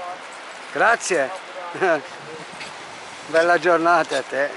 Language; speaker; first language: Italian; non-native, fluent; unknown